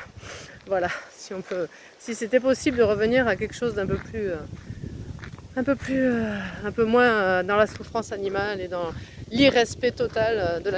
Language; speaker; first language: French; native; French